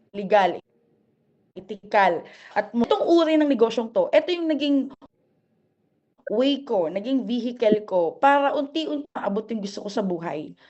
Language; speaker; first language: Filipino; non-native, local second language; Masbatenyo